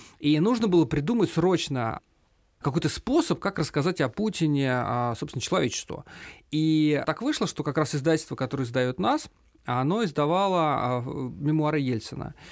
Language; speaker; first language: Russian; native; Russian